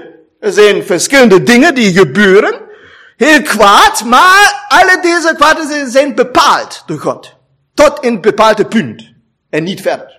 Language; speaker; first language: Dutch; non-native, fluent; German